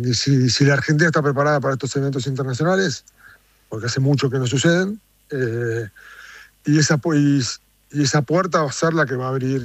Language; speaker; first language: Spanish; native; Spanish